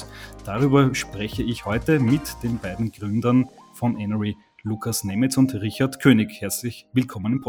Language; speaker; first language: German; native; German